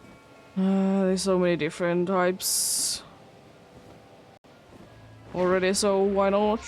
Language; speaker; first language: English; non-native, fluent; Finnish